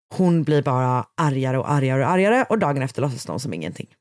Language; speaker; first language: Swedish; native; Swedish